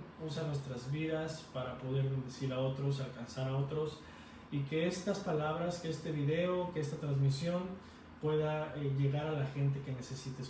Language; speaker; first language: Spanish; native; Spanish